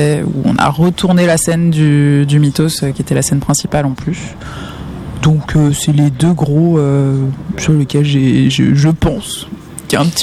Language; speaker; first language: French; native; French